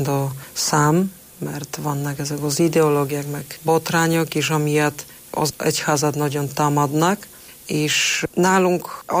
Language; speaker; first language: Hungarian; non-native, fluent; Polish